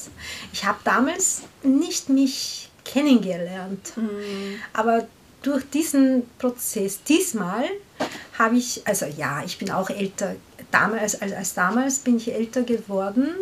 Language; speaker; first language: German; non-native, learner; Korean